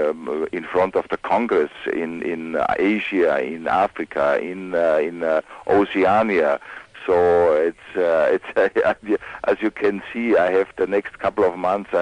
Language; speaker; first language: English; non-native, fluent; German